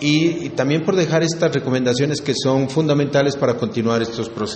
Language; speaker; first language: Spanish; native; Spanish